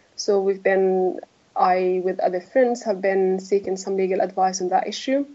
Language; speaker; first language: English; non-native, fluent; Arabic